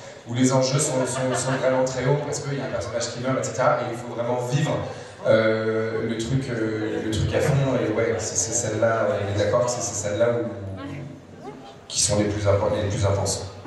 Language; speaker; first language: French; native; French